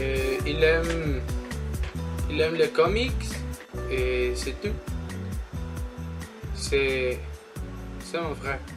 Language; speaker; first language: French; non-native, learner; Spanish